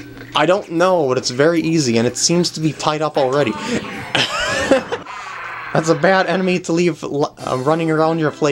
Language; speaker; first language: English; native; English